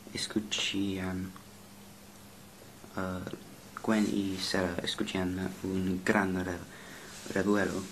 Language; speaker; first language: Spanish; non-native, learner; English